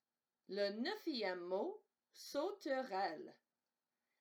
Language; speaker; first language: French; non-native, fluent; English